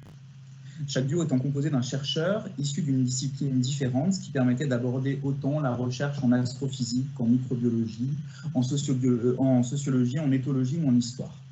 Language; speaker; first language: French; native; French